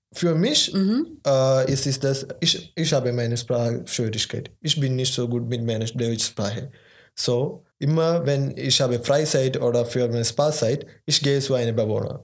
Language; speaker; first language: German; non-native, learner; Malayalam